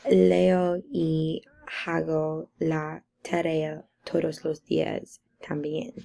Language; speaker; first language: Spanish; non-native, learner; English